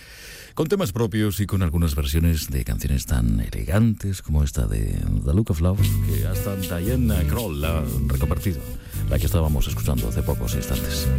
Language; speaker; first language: Spanish; native; Spanish